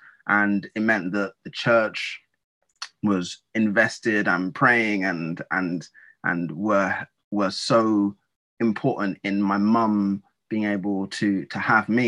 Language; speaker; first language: English; native; English